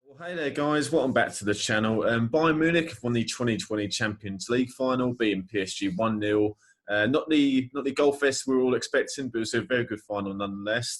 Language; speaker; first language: English; native; English